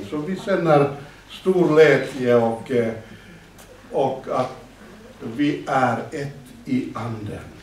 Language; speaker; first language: Swedish; non-native, fluent; Finnish